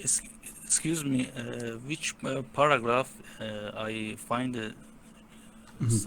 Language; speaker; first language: English; non-native, learner; Persian